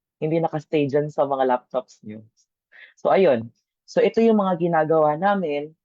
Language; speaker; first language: Filipino; non-native, local second language; Cebuano